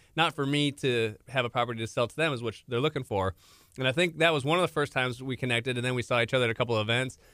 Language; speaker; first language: English; native; English